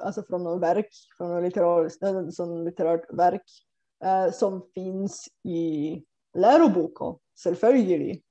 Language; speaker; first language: Norwegian; non-native, fluent; Bulgarian